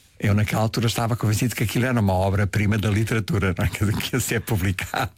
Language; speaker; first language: Portuguese; early bilingual, heritage; Portuguese